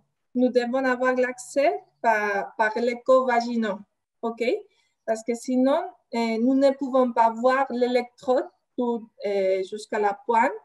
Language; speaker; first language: French; non-native, fluent; Spanish